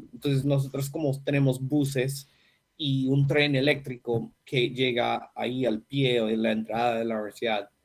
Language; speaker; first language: Spanish; non-native, fluent; English